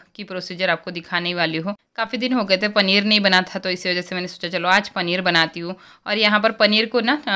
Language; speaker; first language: Hindi; native; Hindi